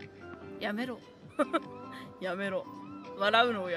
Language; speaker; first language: Japanese; native; Japanese